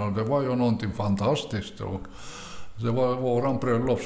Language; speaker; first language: Swedish; early bilingual, other home language; Finnish